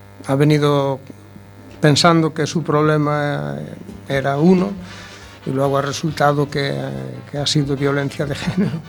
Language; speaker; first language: Spanish; native; Spanish